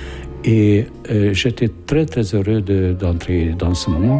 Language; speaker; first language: French; non-native, fluent; Hungarian